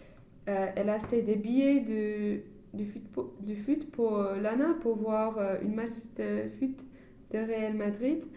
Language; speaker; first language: French; non-native, learner; English